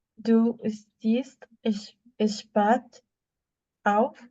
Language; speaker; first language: German; non-native, learner; Spanish